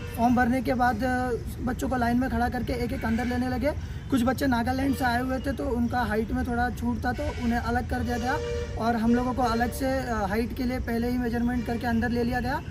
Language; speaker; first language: Hindi; non-native, local second language; Marathi